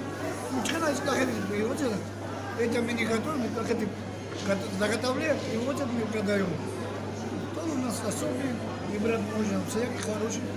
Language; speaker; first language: Russian; non-native, fluent; Georgian